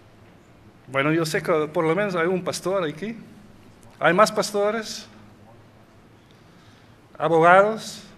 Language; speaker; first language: Spanish; non-native, fluent; Dutch